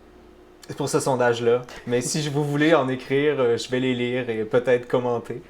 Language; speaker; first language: French; native; French